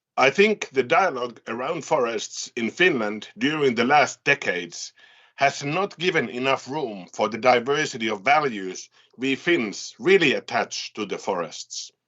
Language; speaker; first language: English; non-native, fluent; Finnish